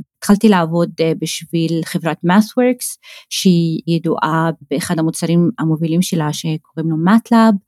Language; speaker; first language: Hebrew; non-native, local second language; Arabic